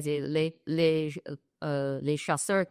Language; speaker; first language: French; non-native, fluent; English